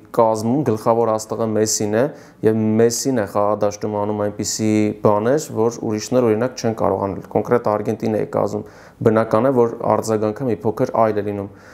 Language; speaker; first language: Armenian; native; Armenian